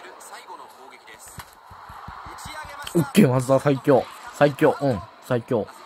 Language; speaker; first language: Japanese; native; Japanese